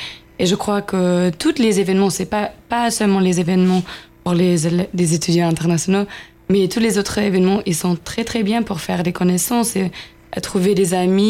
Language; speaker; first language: French; non-native, fluent; German